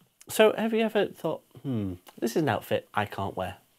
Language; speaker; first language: English; native; English